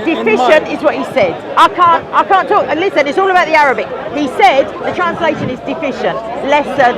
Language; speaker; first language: English; native; English